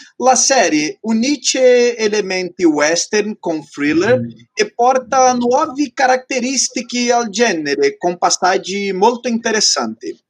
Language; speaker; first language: Italian; non-native, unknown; Portuguese